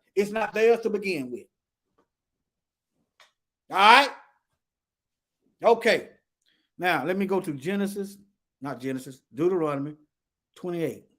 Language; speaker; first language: English; native; English